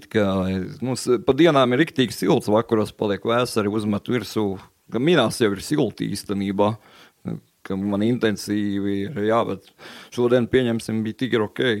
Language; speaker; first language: Latvian; native; Latvian